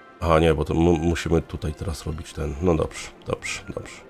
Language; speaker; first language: Polish; native; Polish